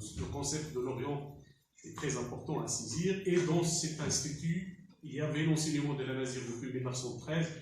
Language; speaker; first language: French; non-native, local second language; Berber languages